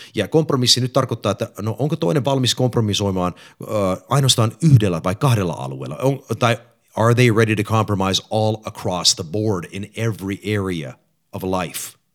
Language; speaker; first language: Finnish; early bilingual, heritage; English